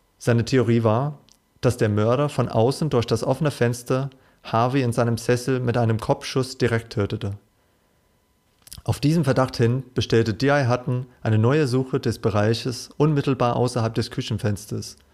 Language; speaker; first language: German; non-native, fluent; English